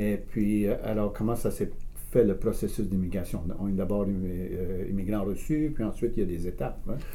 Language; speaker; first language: French; native; French